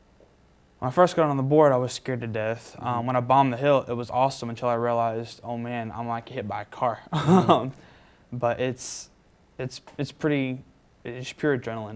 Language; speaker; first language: English; native; English